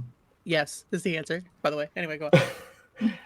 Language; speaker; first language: English; native; English